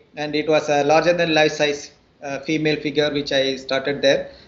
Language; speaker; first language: English; non-native, local second language; Tamil